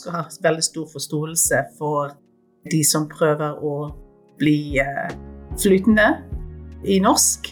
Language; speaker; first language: Norwegian; non-native, fluent; English